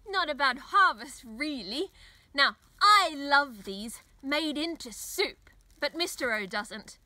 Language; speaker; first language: English; native; English